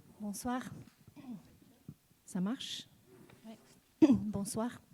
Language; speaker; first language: French; non-native, fluent; Bulgarian